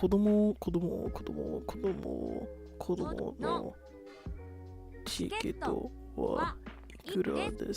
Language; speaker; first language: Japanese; non-native, learner; English